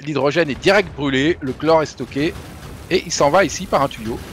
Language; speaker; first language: French; native; French